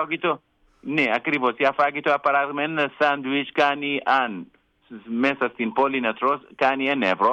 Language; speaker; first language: Greek; non-native, learner; Kurdish